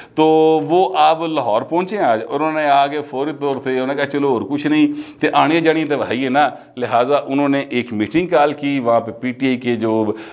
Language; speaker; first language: Urdu; non-native, local second language; Punjabi